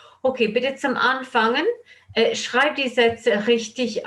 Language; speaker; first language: German; non-native, fluent; English